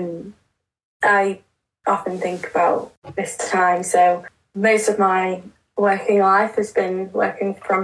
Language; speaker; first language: English; native; English